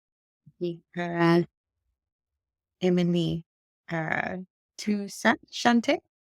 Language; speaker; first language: French; non-native, learner; English